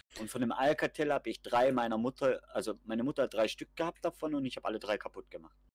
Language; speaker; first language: German; native; German